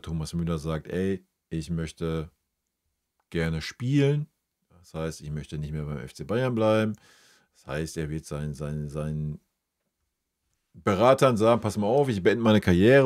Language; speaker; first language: German; native; German